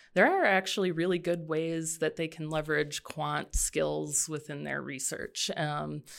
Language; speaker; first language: English; native; English